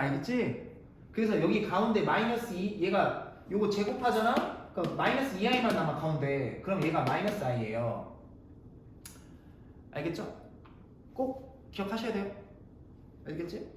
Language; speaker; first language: Korean; native; Korean